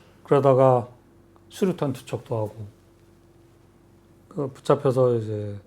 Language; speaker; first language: Korean; native; Korean